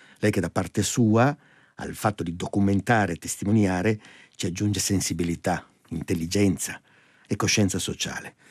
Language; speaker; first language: Italian; native; Italian